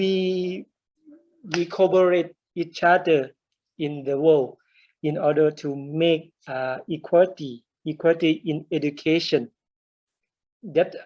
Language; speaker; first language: English; non-native, learner; Thai